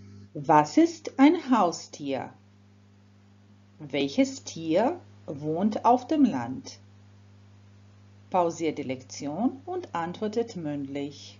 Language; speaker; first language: German; non-native, fluent; Croatian